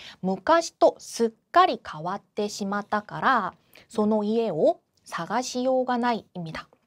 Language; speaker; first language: Japanese; non-native, fluent; Korean